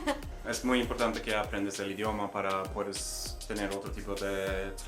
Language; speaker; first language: Spanish; non-native, fluent; Swedish